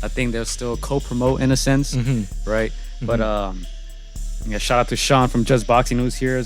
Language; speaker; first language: English; native; English